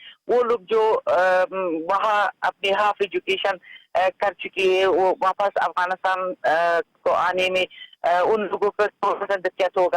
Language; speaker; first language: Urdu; non-native, fluent; Persian